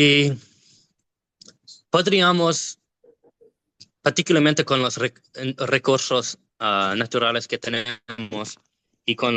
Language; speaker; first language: Spanish; non-native, learner; English